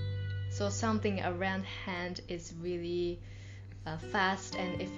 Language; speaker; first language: English; non-native, fluent; Japanese